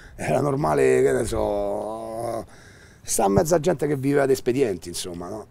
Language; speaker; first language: Italian; native; Italian